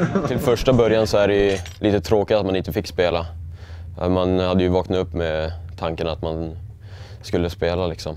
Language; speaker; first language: Swedish; native; Swedish